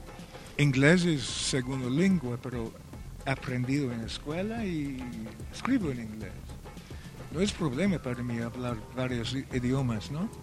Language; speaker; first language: Spanish; non-native, fluent; Welsh